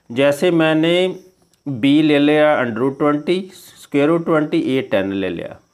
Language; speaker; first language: Hindi; non-native, local second language; Punjabi